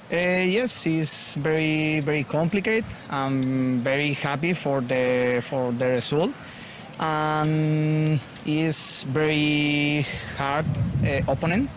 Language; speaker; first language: English; non-native, learner; Spanish